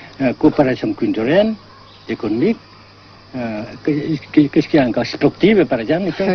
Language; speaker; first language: French; non-native, local second language; Vietnamese